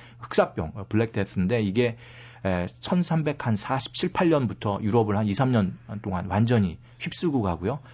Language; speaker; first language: Korean; native; Korean